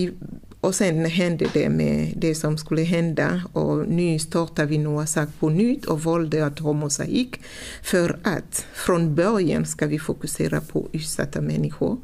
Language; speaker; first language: Swedish; non-native, fluent; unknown